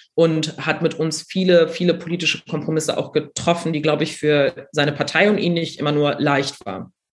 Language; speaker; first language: German; native; German